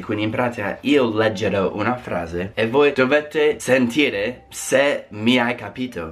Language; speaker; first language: Italian; non-native, fluent; English